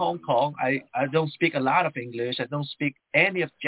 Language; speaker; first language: English; non-native, local second language; Chinese